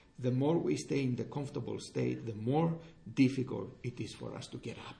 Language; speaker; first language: English; non-native, fluent; Greek